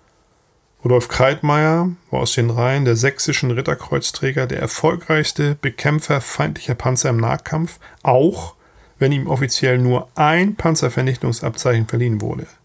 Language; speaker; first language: German; native; German